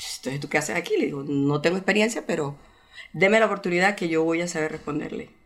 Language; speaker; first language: Spanish; native; Spanish